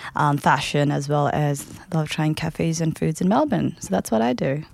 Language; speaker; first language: English; non-native, local second language; Nepali